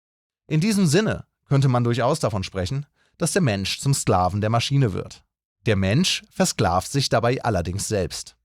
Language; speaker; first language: German; native; German